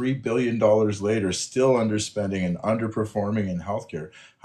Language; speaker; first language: English; native; English